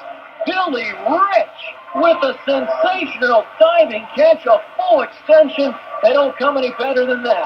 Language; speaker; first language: English; native; English